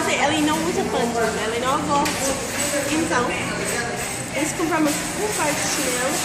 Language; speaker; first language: Portuguese; non-native, learner; English